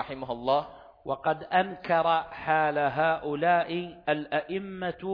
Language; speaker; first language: Arabic; native; Arabic